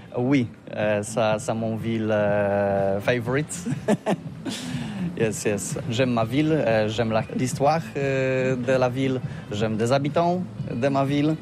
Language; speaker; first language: French; non-native, learner; Polish